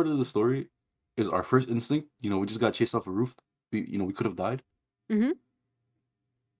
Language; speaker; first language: English; native; English